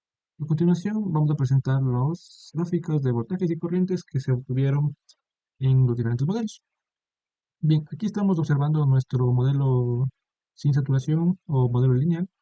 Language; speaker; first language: Spanish; native; Spanish